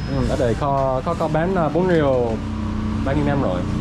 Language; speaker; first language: Vietnamese; non-native, learner; English